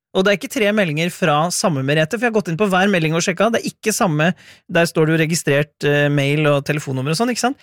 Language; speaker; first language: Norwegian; native; Norwegian